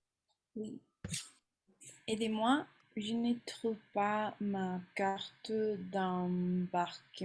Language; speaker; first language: French; non-native, learner; Spanish